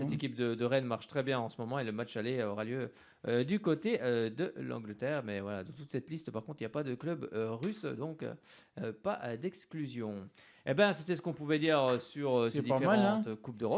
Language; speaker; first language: French; native; French